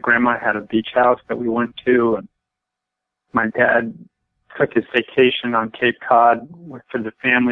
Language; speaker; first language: English; native; English